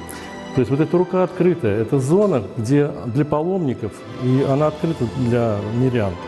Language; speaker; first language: Russian; native; Russian